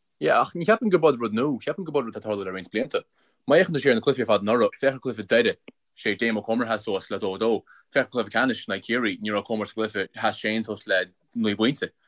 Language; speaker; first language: Irish; native; Irish